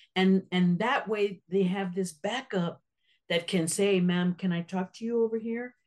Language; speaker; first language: English; native; English